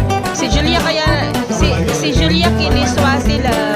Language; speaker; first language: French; non-native, learner; Filipino